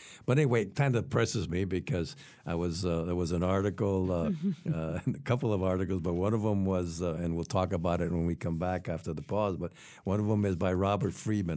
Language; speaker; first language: English; native; English